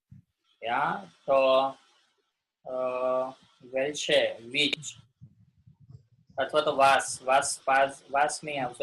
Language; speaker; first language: German; non-native, learner; Gujarati